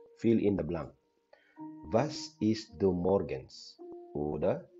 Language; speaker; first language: English; non-native, learner; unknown